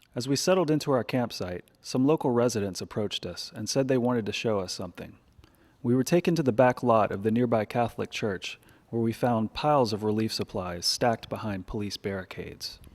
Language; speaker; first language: English; native; English